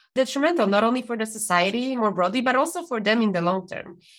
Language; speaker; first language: English; non-native, fluent; Polish